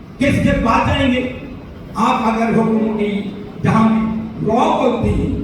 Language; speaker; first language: Urdu; non-native, fluent; Bangla